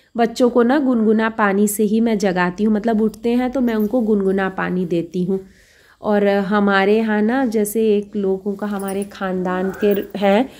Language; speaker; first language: Hindi; native; Hindi